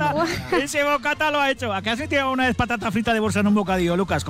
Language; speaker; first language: Spanish; native; Spanish